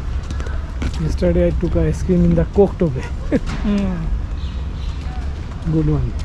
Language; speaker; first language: English; non-native, local second language; Bangla